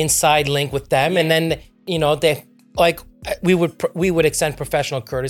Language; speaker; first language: English; non-native, fluent; French